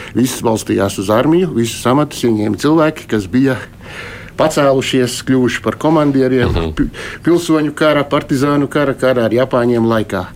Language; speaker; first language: Latvian; native; Latvian